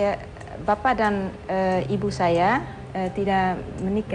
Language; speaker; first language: Indonesian; non-native, learner; Dutch